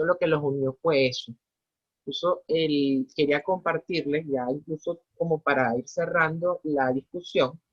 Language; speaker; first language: Spanish; native; Spanish